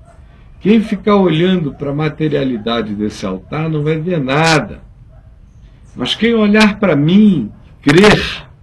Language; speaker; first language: Portuguese; native; Portuguese